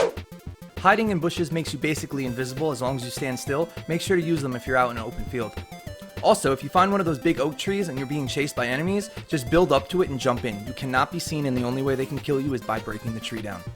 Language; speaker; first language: English; native; English